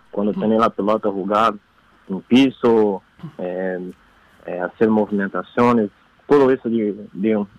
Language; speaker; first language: Spanish; non-native, learner; Portuguese